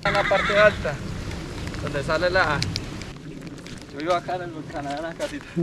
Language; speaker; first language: Spanish; native; Spanish